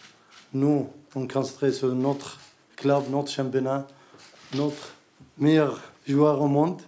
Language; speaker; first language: French; non-native, learner; Arabic